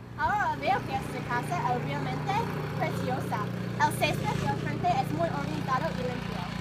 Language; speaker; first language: Spanish; non-native, learner; English